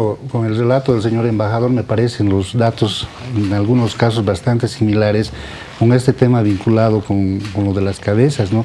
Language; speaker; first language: Spanish; native; Spanish